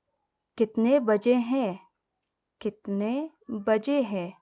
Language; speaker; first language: Hindi; non-native, fluent; Persian